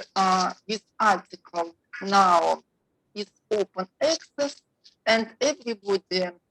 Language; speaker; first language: English; non-native, learner; Russian